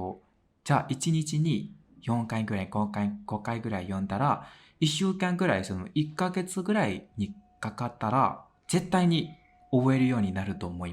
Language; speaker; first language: Japanese; non-native, fluent; Burmese